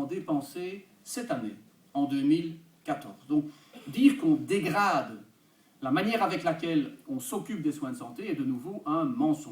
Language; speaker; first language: French; native; French